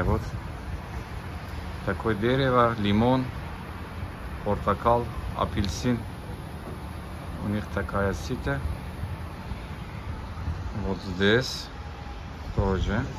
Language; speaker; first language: Russian; non-native, learner; Turkish